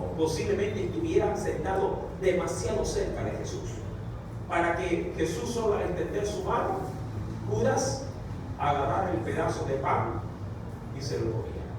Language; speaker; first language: Spanish; native; Spanish